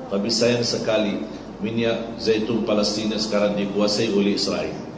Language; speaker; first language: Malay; non-native, fluent; Arabic